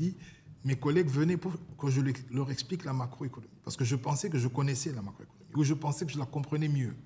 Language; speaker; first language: French; non-native, local second language; Lingala